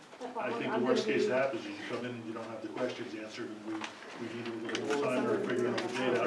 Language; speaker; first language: English; native; English